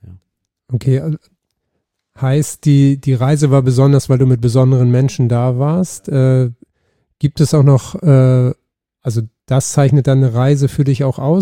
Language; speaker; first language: German; native; German